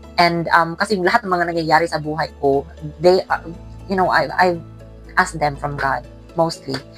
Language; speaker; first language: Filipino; non-native, local second language; Cebuano